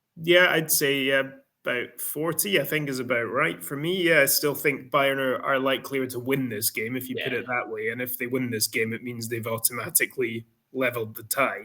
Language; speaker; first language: English; native; English